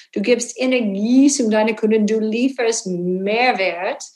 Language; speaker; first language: German; non-native, learner; English